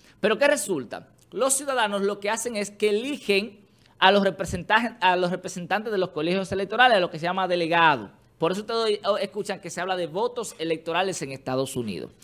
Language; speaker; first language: Spanish; native; Spanish